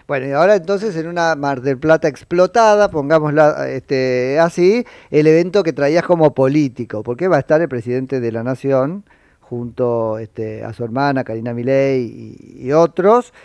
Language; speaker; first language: Spanish; native; Spanish